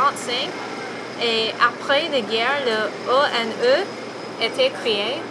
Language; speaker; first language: French; non-native, learner; English